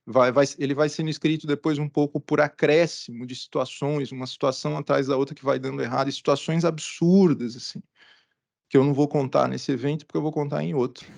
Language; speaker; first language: Portuguese; native; Portuguese